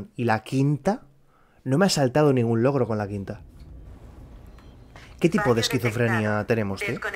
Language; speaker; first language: Spanish; native; Spanish